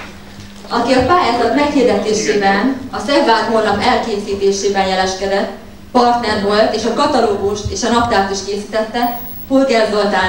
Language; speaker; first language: Hungarian; native; Hungarian